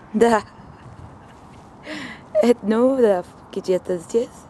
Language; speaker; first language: Russian; non-native, learner; English